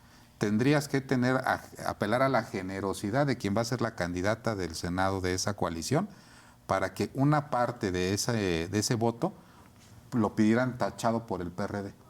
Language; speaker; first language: Spanish; native; Spanish